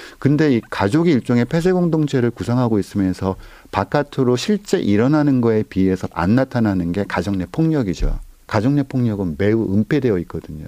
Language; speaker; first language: Korean; native; Korean